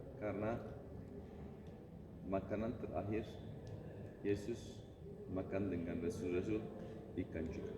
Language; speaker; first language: Indonesian; non-native, learner; Turkish